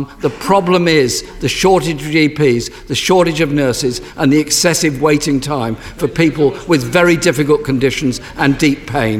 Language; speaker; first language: English; native; English